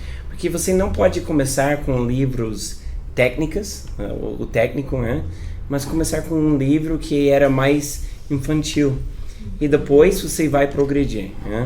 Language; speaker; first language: Portuguese; non-native, fluent; English